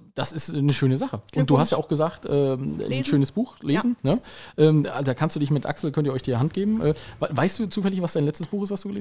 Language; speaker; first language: German; native; German